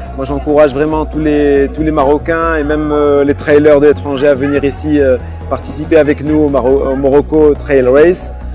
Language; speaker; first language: French; non-native, local second language; Arabic